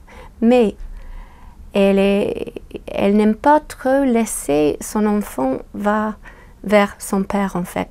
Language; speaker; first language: French; non-native, fluent; English